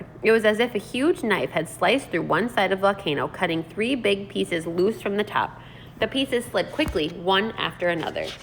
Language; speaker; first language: English; native; English